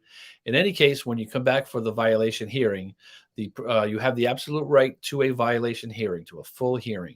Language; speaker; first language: English; native; English